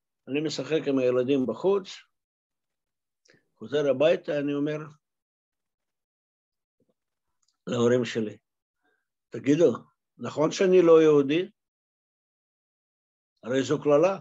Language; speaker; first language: Hebrew; non-native, fluent; Russian